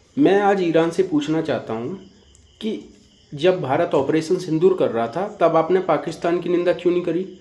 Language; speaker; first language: Hindi; native; Hindi